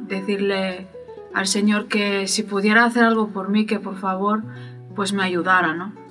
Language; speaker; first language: Spanish; non-native, fluent; Bulgarian